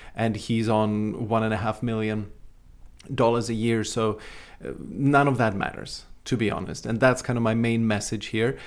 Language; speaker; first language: English; non-native, fluent; Czech